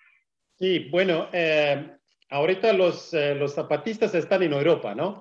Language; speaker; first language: Spanish; non-native, learner; Kurdish